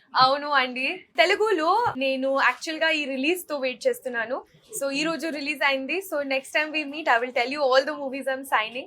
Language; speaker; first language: Telugu; non-native, learner; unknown